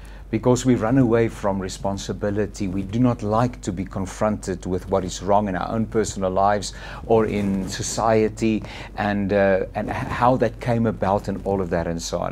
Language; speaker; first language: English; non-native, local second language; Afrikaans